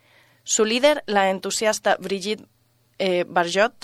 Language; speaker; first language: Spanish; native; Spanish